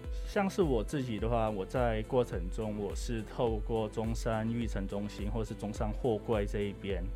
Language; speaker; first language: Chinese; non-native, fluent; Thai